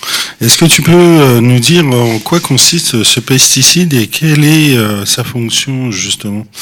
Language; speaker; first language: French; native; French